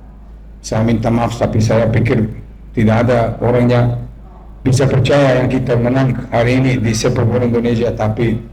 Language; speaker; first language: Indonesian; non-native, fluent; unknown